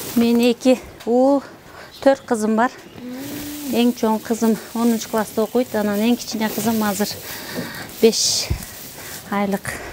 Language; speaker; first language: Kyrgyz; native; Kyrgyz